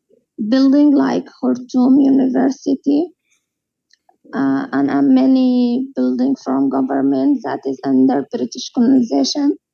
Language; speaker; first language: English; non-native, learner; Arabic